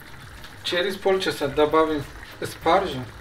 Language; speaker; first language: Russian; non-native, learner; Persian